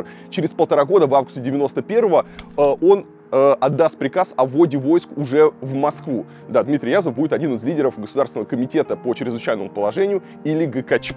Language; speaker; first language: Russian; native; Russian